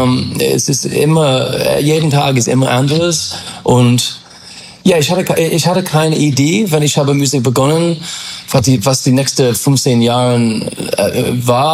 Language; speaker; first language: German; non-native, learner; English